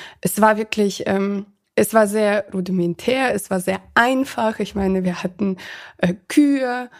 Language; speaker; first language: German; early bilingual, other home language; Russian